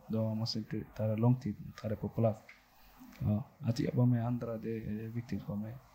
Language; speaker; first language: Swedish; non-native, local second language; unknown